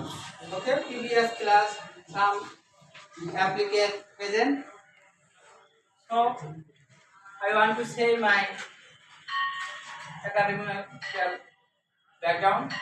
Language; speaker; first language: English; non-native, local second language; Bangla